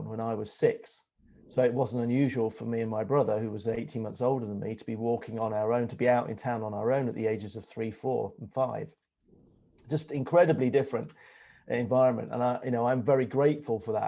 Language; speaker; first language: English; native; English